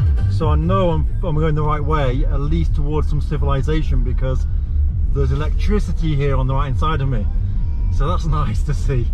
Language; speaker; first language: English; native; English